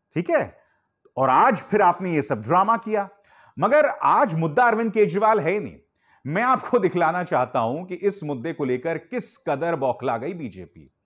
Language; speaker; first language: Hindi; native; Hindi